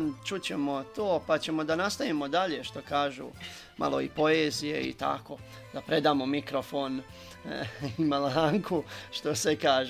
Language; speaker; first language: Serbian; native; Serbian